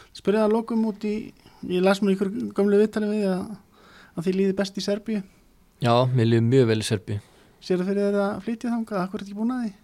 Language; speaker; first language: Icelandic; early bilingual, other home language; Serbian